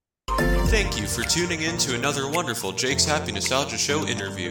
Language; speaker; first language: English; native; English